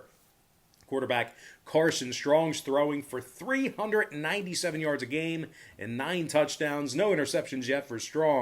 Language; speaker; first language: English; native; English